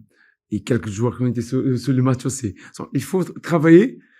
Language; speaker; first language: French; non-native, fluent; Portuguese